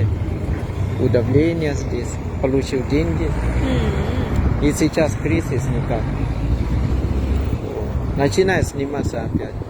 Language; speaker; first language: Russian; non-native, fluent; Thai